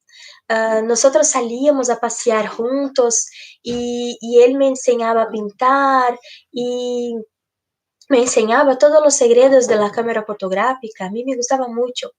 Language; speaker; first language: Spanish; non-native, fluent; Portuguese